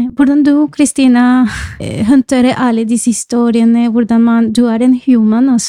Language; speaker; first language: Norwegian; non-native, fluent; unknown